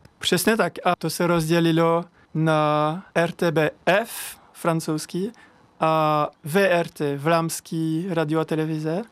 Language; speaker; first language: Czech; non-native, learner; French